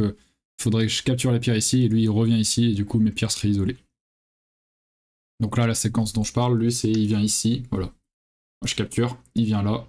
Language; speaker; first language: French; native; French